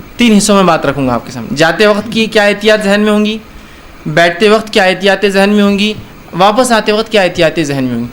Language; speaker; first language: Urdu; native; Urdu